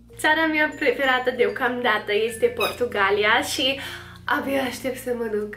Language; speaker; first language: Romanian; non-native, fluent; English